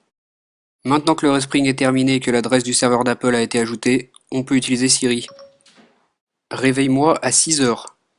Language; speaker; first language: French; native; French